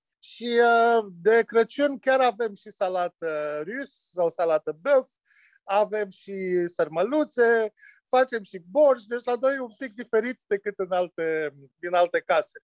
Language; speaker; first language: Romanian; native; Romanian